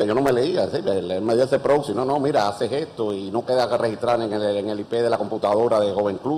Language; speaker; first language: Spanish; native; Spanish